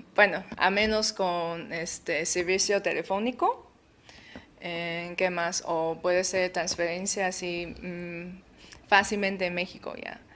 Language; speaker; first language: Spanish; non-native, fluent; Chinese